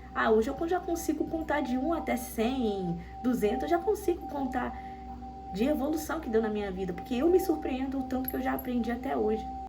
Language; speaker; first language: Portuguese; native; Portuguese